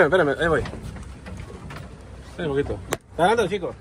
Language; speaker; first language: Spanish; native; Spanish